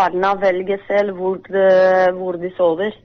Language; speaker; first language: Norwegian; non-native, fluent; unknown